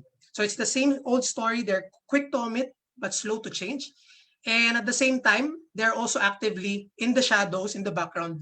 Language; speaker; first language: English; non-native, local second language; Filipino